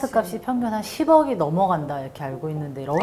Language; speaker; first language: Korean; native; Korean